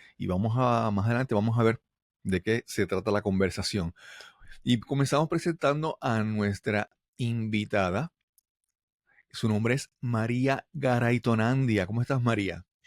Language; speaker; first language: Spanish; native; Spanish